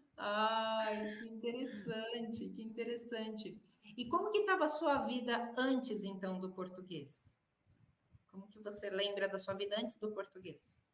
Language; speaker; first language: Portuguese; native; Portuguese